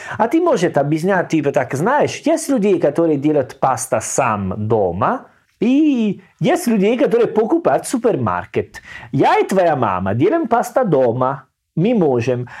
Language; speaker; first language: Russian; non-native, learner; Italian